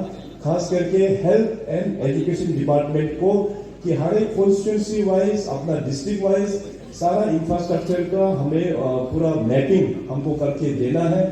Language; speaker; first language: Hindi; non-native, local second language; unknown